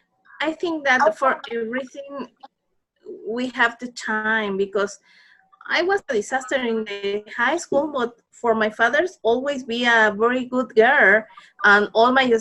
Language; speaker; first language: English; non-native, learner; Spanish